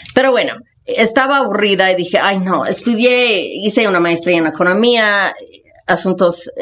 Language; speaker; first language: Spanish; non-native, fluent; English